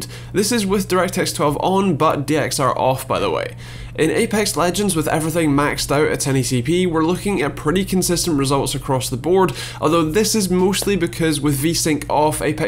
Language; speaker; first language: English; native; English